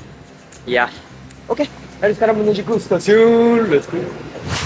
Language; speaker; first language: Indonesian; non-native, fluent; Japanese